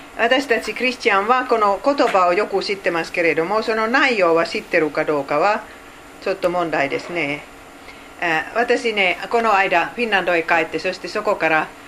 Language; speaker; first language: Japanese; non-native, fluent; Finnish